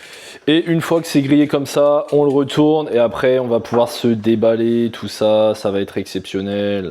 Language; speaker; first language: French; native; French